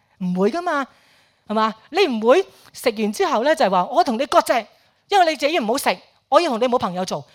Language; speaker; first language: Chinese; non-native, local second language; Cantonese